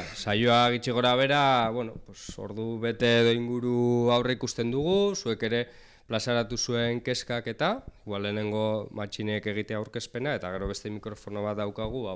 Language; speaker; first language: Basque; native; Basque